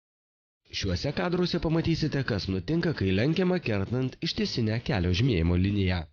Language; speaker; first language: Lithuanian; native; Lithuanian